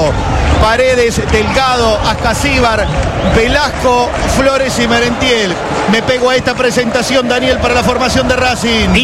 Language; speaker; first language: Spanish; native; Spanish